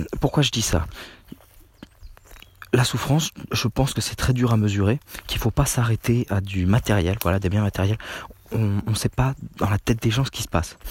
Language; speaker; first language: French; native; French